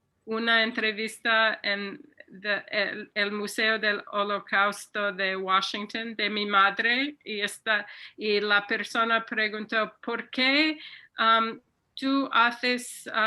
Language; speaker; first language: Spanish; non-native, fluent; English